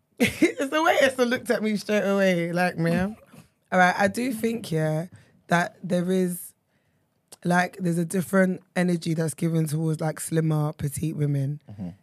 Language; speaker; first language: English; early bilingual, other home language; Akan